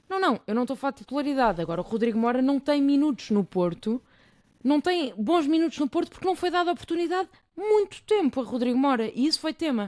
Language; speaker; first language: Portuguese; native; Portuguese